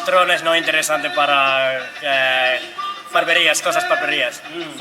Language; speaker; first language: Spanish; non-native, learner; Finnish